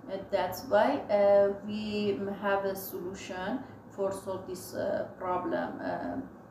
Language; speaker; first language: English; non-native, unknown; Persian